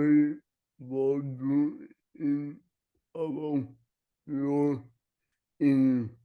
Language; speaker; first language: English; non-native, learner; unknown